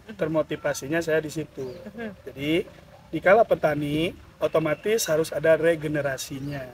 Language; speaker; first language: Indonesian; native; Indonesian